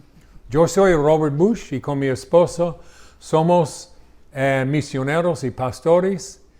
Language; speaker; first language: Spanish; non-native, learner; English